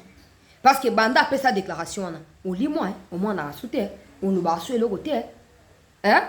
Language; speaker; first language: French; non-native, local second language; Lingala